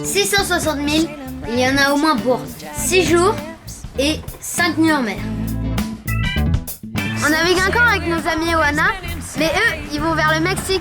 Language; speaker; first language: French; native; French